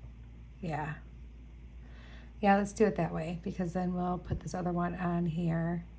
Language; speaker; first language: English; native; English